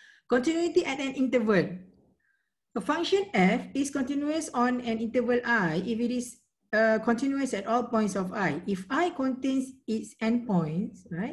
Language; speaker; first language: English; non-native, local second language; Malay